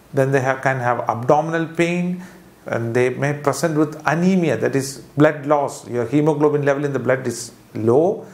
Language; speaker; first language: English; non-native, local second language; Malayalam